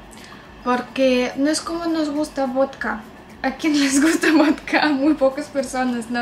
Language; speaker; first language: Spanish; non-native, fluent; Russian